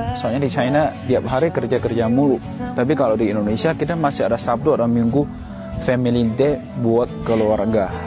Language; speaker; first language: Indonesian; non-native, fluent; Chinese